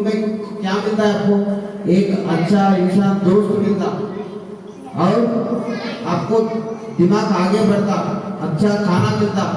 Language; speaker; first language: Hindi; non-native, local second language; Telugu